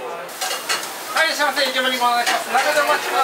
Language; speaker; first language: Japanese; native; Japanese